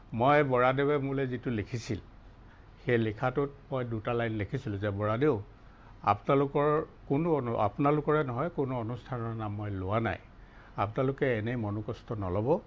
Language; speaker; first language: Assamese; native; Assamese